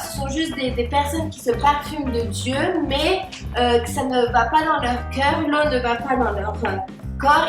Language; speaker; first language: French; native; French